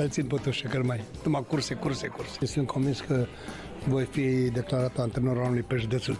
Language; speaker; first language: Romanian; native; Romanian